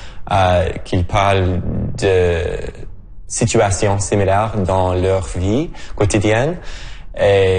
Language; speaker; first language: French; non-native, local second language; English